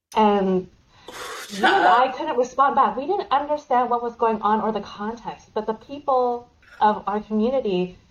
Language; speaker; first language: English; native; English